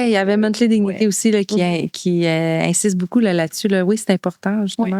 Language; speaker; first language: French; native; French